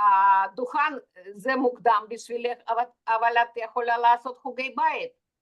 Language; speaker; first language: Hebrew; non-native, fluent; Russian